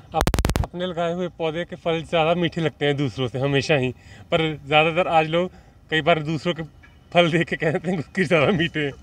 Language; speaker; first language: Hindi; non-native, local second language; Punjabi